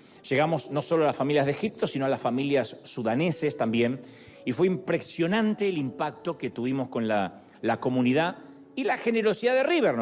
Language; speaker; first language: Spanish; native; Spanish